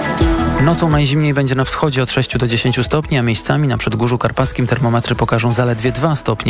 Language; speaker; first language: Polish; native; Polish